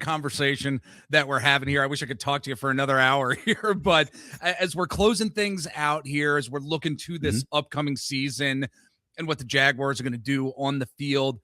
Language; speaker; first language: English; native; English